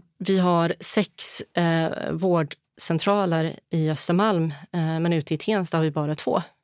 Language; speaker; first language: Swedish; early bilingual, other home language; Bosnian